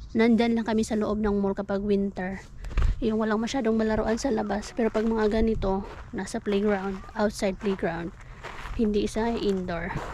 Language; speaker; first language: Filipino; native; Filipino